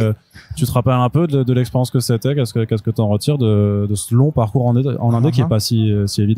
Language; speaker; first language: French; native; French